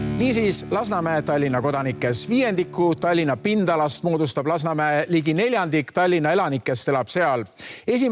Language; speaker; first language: Estonian; native; Estonian